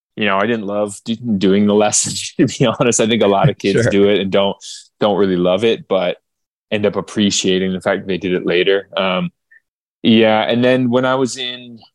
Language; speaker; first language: English; native; English